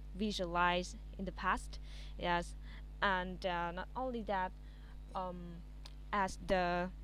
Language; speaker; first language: English; non-native, fluent; Vietnamese